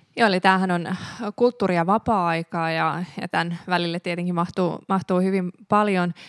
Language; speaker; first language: Finnish; early bilingual, other home language; Persian